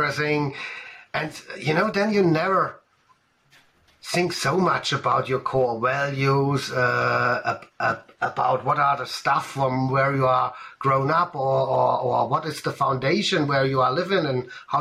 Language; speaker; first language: English; non-native, fluent; German